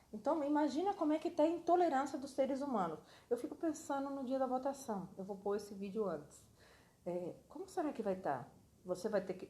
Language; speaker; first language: Portuguese; non-native, fluent; Spanish